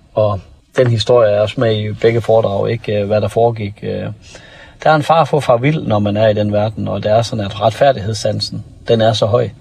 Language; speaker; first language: Danish; native; Danish